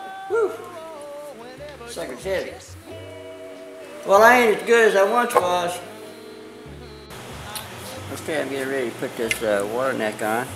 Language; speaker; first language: English; native; English